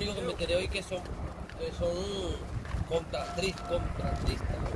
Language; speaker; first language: Spanish; native; Spanish